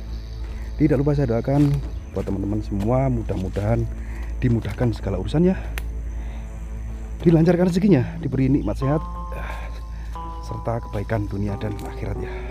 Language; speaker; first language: Indonesian; native; Indonesian